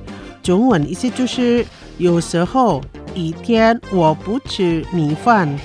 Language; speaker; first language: Chinese; early bilingual, heritage; Chinese